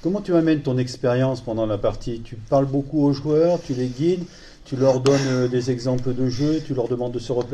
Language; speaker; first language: French; native; French